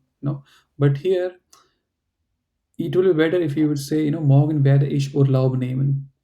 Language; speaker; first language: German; non-native, fluent; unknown